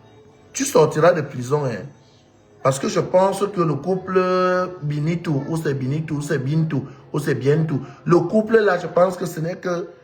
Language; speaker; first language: French; non-native, local second language; Lingala